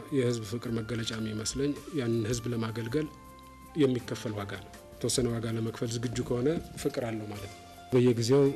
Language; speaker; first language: Amharic; non-native, local second language; Tigrinya